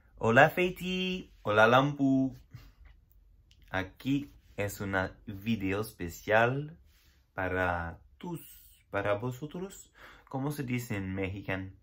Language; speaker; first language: Spanish; non-native, learner; French